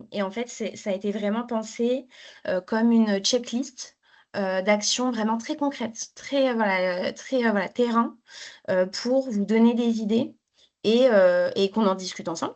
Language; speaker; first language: French; native; French